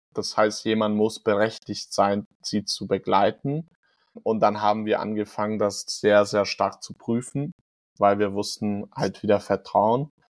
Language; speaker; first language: German; non-native, fluent; Hungarian